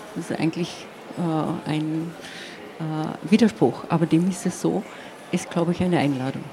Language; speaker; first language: German; non-native, local second language; Slovenian